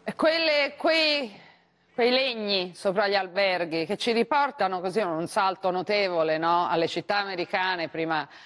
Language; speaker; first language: Italian; native; Italian